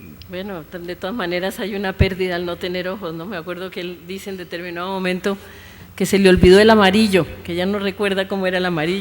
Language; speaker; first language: Spanish; native; Spanish